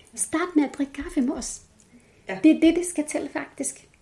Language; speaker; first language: Danish; non-native, fluent; Arabic